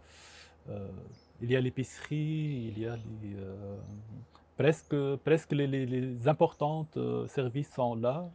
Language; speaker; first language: French; non-native, local second language; Arabic